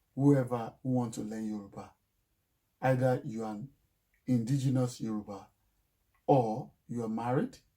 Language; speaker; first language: English; non-native, local second language; Yoruba